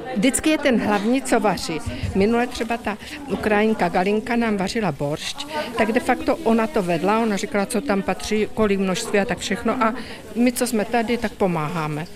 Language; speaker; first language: Czech; native; Czech